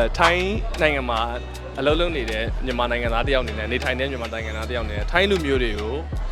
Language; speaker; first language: Burmese; native; Burmese